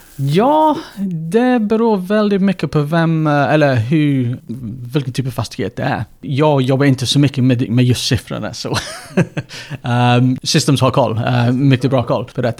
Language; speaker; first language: Swedish; non-native, fluent; English